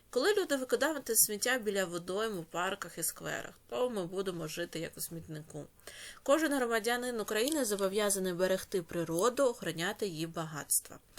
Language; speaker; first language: Ukrainian; native; Ukrainian